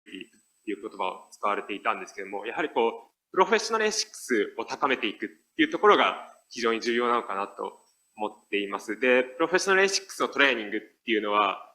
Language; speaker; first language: Japanese; native; Japanese